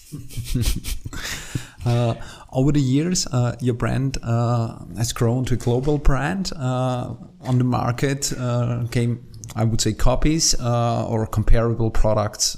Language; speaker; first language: English; non-native, fluent; German